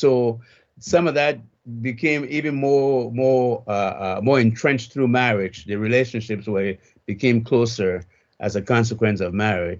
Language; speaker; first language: English; native; English